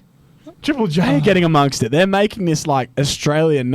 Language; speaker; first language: English; native; English